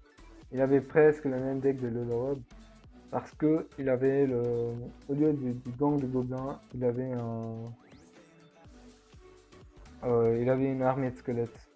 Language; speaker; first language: French; native; French